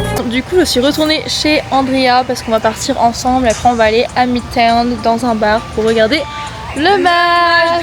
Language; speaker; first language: French; native; French